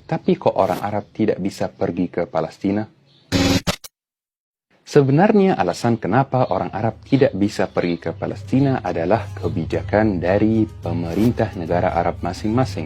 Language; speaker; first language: Indonesian; non-native, fluent; Arabic